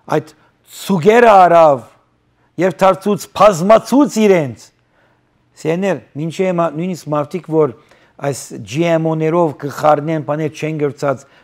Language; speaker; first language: Armenian; early bilingual, heritage; Armenian